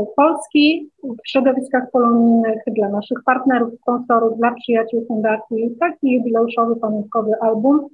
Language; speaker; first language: Polish; native; Polish